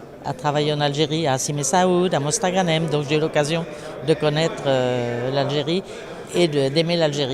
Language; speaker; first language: French; native; French